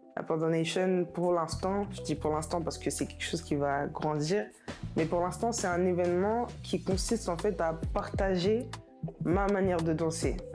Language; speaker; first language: French; native; French